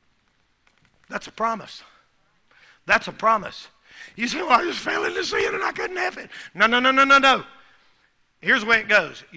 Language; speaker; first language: English; native; English